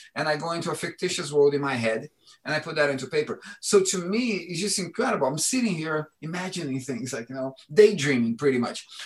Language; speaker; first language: English; non-native, fluent; Portuguese